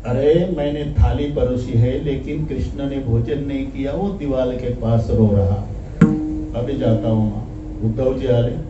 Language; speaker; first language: Hindi; non-native, local second language; Marathi